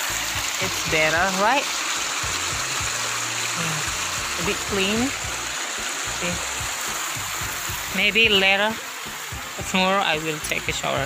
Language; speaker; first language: English; non-native, learner; Indonesian